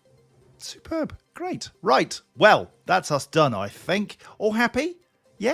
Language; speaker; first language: English; native; English